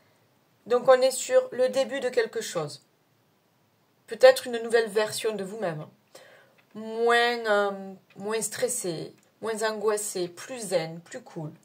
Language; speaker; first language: French; native; French